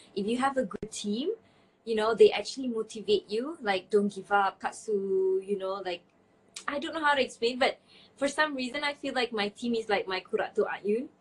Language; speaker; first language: English; non-native, local second language; Malay